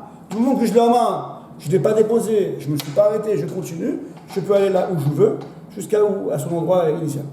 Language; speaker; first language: French; native; French